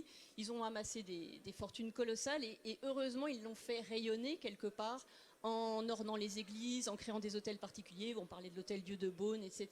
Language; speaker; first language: French; native; French